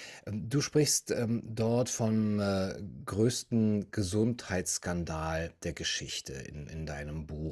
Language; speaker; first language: German; native; German